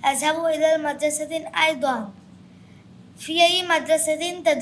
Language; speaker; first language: Arabic; non-native, learner; Bangla